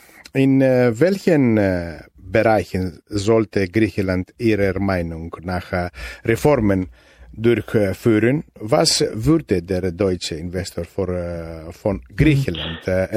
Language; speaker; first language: German; non-native, fluent; Greek